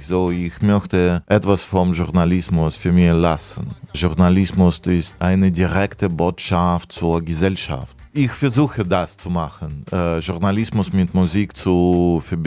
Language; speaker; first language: German; non-native, fluent; Russian